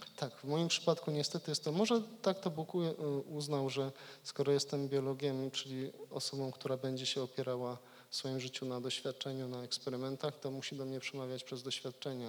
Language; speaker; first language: Polish; native; Polish